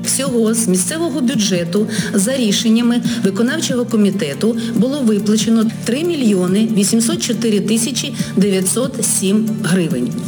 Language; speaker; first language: Ukrainian; native; Ukrainian